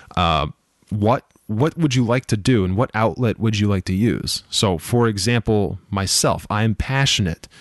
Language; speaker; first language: English; native; English